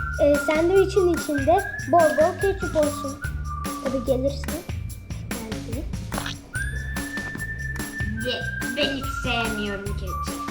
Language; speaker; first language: Turkish; early bilingual, heritage; Turkish